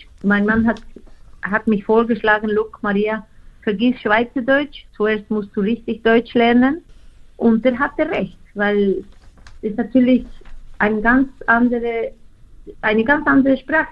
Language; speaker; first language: German; non-native, fluent; Spanish